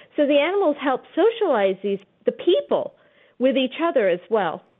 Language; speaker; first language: English; early bilingual, other home language; Urdu